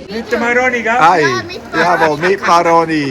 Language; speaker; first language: German; native; German